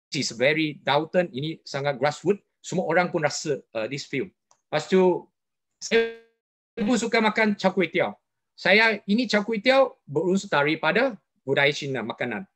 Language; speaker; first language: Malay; non-native, local second language; Chinese